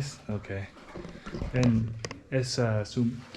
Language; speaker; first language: Spanish; non-native, learner; English